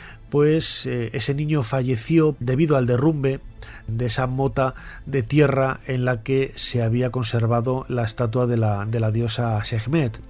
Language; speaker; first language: Spanish; native; Spanish